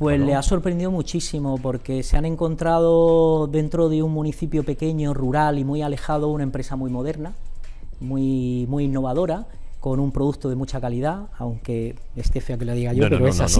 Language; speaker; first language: Spanish; native; Spanish